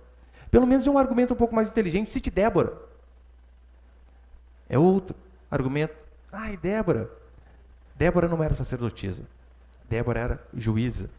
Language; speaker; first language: Portuguese; native; Portuguese